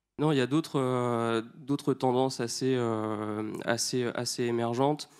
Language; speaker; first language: French; native; French